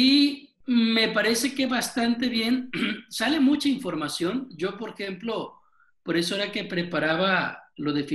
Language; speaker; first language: Spanish; native; Spanish